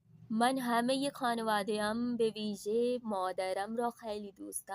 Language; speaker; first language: Persian; non-native, fluent; Urdu